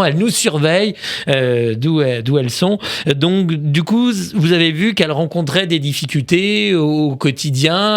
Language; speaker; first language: French; native; French